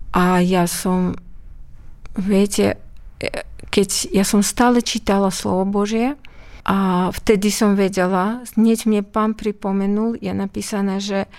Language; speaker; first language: Slovak; non-native, fluent; Uzbek